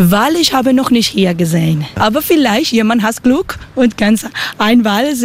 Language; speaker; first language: German; non-native, learner; Spanish